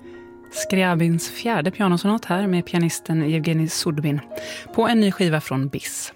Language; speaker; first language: Swedish; native; Swedish